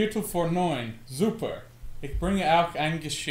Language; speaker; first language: German; non-native, learner; English